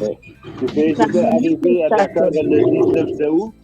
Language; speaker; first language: French; non-native, fluent; Dutch